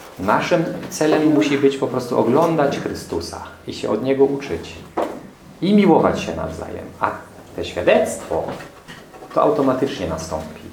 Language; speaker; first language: Polish; non-native, fluent; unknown